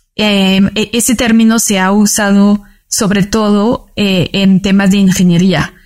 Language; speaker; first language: Spanish; non-native, fluent; French